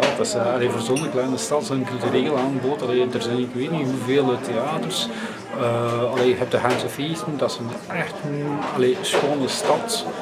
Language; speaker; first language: Dutch; non-native, local second language; French